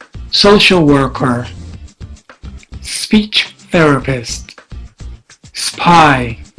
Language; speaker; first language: English; non-native, fluent; Portuguese